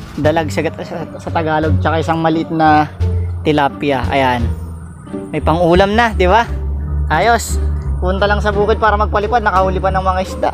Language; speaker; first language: Filipino; non-native, local second language; Iloko